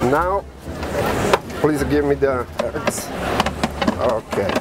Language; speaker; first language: English; non-native, learner; Italian